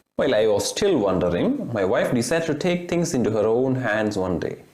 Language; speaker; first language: English; non-native, local second language; Malayalam